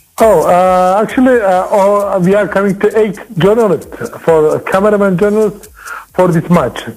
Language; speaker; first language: English; non-native, learner; Turkish